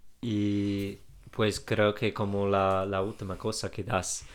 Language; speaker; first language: Spanish; non-native, fluent; English